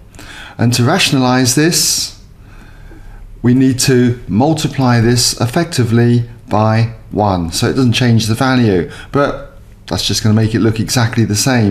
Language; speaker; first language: English; native; English